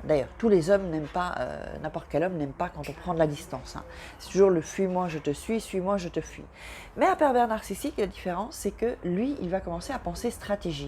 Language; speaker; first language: French; native; French